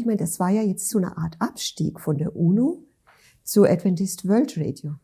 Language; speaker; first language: German; native; German